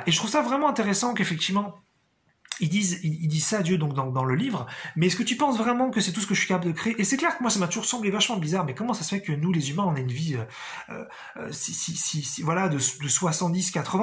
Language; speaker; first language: French; native; French